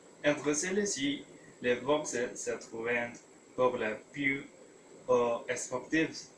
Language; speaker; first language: French; non-native, learner; Spanish